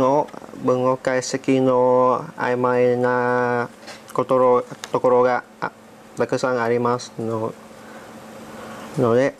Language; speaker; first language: Japanese; non-native, learner; Vietnamese